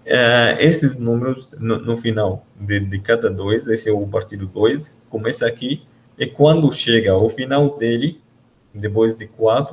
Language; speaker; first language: Portuguese; non-native, learner; Arabic